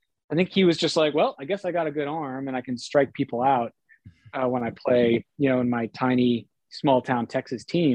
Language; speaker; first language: English; native; English